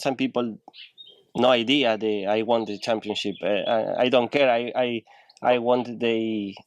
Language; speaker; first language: English; non-native, learner; Spanish